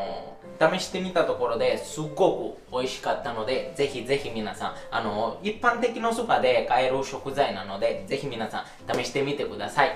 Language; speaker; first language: Japanese; non-native, fluent; Italian